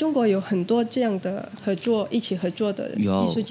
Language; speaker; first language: Chinese; non-native, fluent; Indonesian